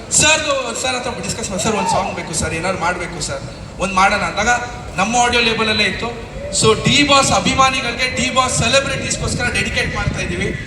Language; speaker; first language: Kannada; native; Kannada